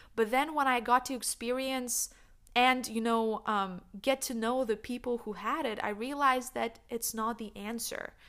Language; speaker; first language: English; non-native, fluent; Lithuanian